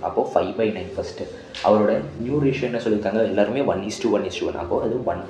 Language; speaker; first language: Tamil; native; Tamil